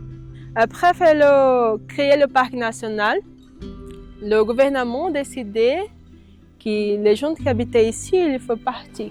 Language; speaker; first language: French; non-native, learner; Portuguese